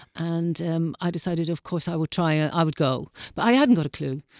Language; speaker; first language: English; native; English